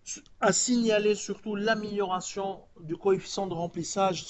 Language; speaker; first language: French; non-native, local second language; Arabic